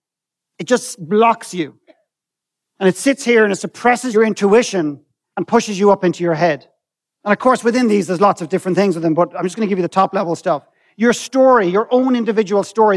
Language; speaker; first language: English; native; English